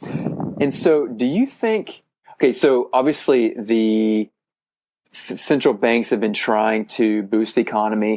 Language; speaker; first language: English; native; English